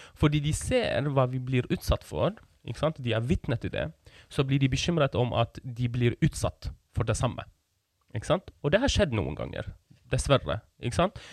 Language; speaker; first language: Norwegian; non-native, fluent; Kurdish